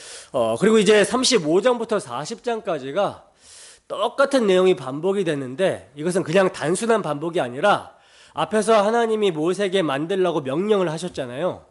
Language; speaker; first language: Korean; native; Korean